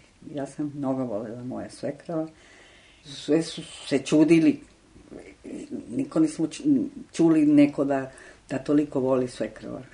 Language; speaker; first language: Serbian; non-native, fluent; Spanish